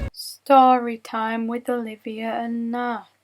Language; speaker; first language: English; native; English